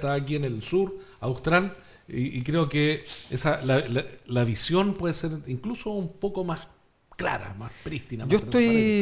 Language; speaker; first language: Spanish; native; Spanish